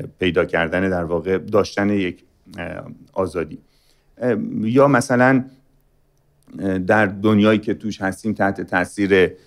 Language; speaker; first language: Persian; native; Persian